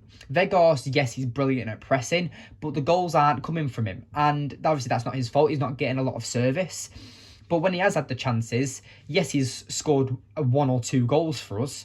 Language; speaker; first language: English; native; English